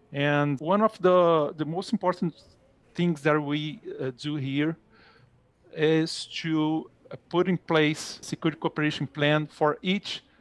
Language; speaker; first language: English; non-native, fluent; Portuguese